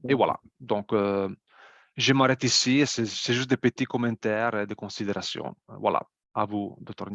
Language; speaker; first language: French; non-native, fluent; Italian